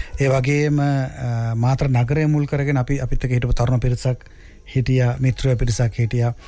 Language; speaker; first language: Sinhala; non-native, local second language; Tamil